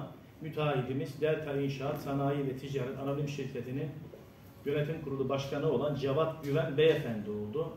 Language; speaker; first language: Turkish; native; Turkish